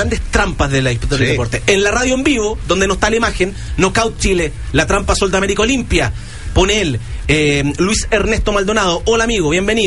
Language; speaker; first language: Spanish; native; Spanish